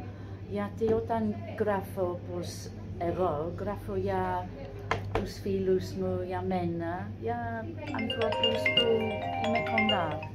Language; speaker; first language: Greek; non-native, learner; English